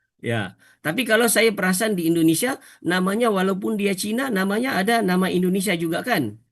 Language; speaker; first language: Malay; native; Malay